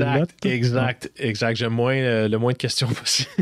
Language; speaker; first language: French; native; French